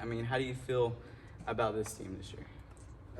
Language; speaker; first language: English; native; English